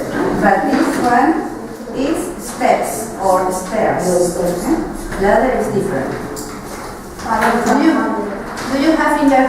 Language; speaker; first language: English; non-native, fluent; Spanish